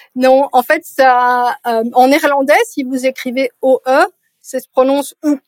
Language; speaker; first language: French; native; French